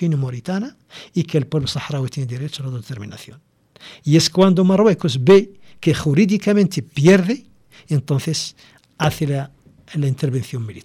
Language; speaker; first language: Spanish; non-native, local second language; Arabic